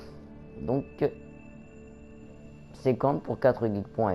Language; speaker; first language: French; native; French